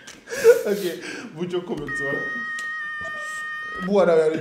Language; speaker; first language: Turkish; non-native, learner; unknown